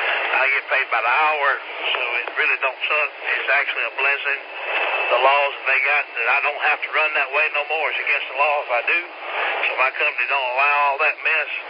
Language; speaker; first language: English; native; English